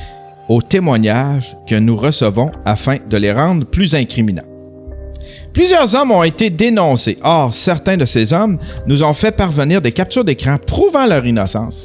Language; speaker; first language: French; native; French